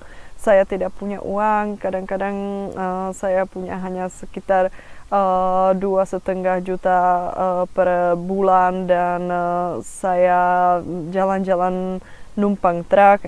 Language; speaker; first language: Indonesian; non-native, fluent; Czech